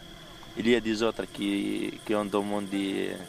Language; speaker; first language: French; non-native, local second language; Arabic